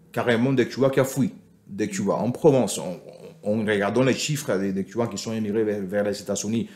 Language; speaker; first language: French; non-native, fluent; Spanish